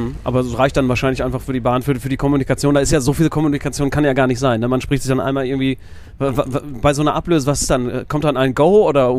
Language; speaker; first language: German; native; German